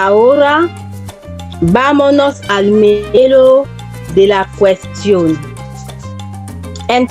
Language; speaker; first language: Spanish; non-native, fluent; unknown